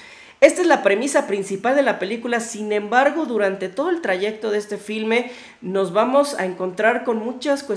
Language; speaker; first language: Spanish; native; Spanish